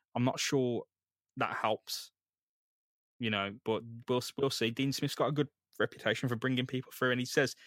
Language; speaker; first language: English; native; English